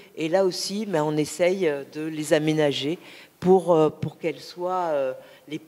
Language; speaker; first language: French; native; French